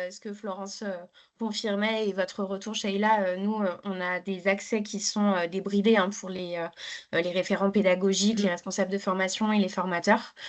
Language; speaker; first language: French; native; French